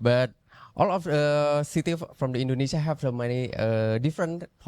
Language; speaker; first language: English; non-native, learner; Indonesian